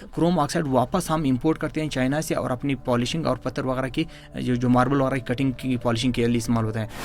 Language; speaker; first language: Urdu; non-native, local second language; Pashto